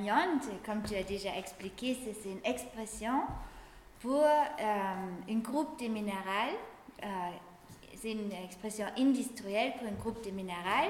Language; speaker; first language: French; non-native, fluent; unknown